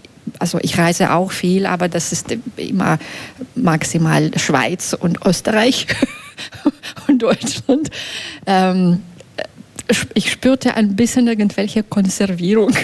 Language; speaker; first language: German; non-native, fluent; Belarusian